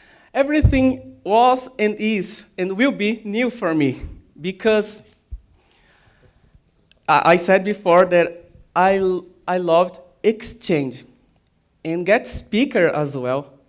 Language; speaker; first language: English; non-native, learner; Portuguese